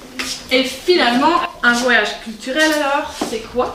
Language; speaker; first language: French; non-native, local second language; Dutch